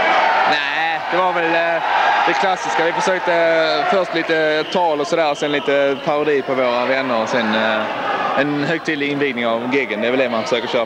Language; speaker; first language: Swedish; native; Swedish